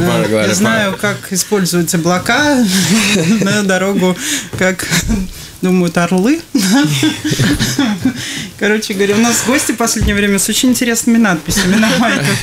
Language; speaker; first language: Russian; native; Russian